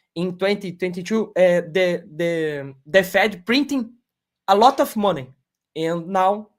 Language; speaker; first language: English; non-native, learner; Portuguese